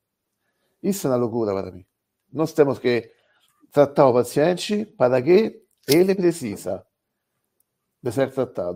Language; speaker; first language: Portuguese; non-native, learner; Italian